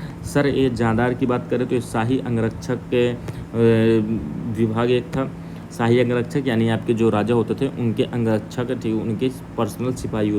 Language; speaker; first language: Hindi; native; Hindi